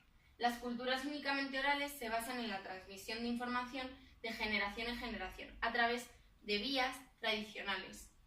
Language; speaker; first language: Spanish; native; Spanish